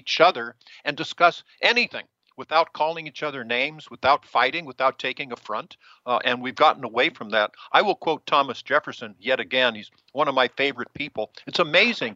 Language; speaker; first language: English; native; English